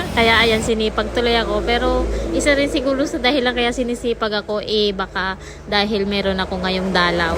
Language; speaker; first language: Filipino; non-native, local second language; Bikol